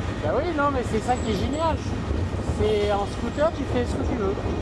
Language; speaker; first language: French; native; French